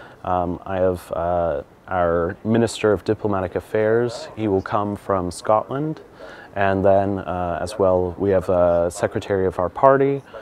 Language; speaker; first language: English; native; English